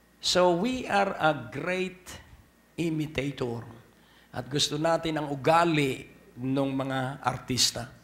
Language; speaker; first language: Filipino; native; Filipino